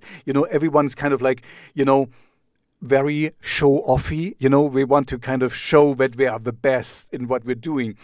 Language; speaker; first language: English; non-native, fluent; German